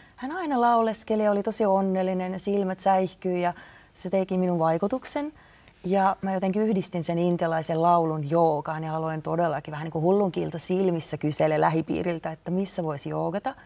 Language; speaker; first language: Finnish; non-native, fluent; Estonian